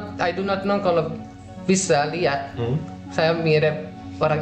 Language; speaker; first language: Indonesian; non-native, fluent; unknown